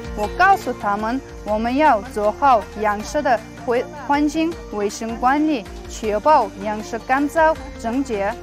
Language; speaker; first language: Chinese; non-native, fluent; Kazakh